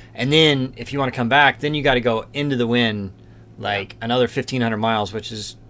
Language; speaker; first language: English; native; English